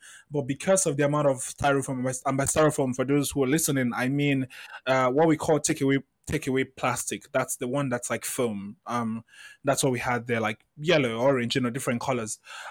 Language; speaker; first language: English; non-native, local second language; Yoruba